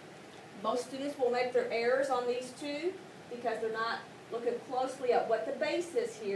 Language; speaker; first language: English; native; English